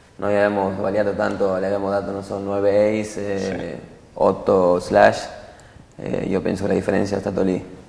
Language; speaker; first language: Italian; non-native, learner; Spanish